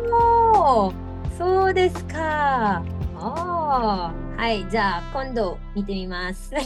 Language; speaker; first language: Japanese; non-native, fluent; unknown